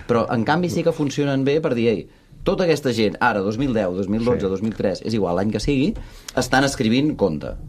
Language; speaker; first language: Catalan; early bilingual, other home language; Russian